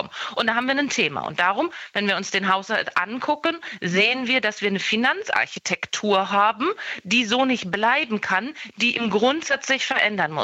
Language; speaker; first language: German; native; German